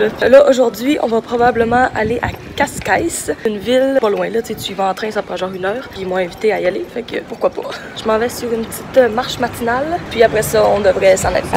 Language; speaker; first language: French; native; French